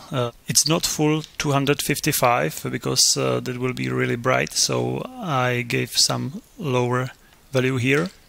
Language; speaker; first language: English; non-native, fluent; Czech